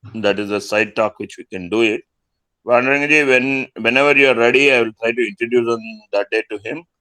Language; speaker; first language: English; non-native, local second language; Telugu